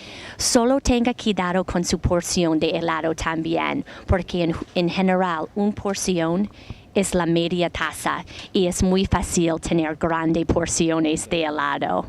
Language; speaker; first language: Spanish; non-native, learner; English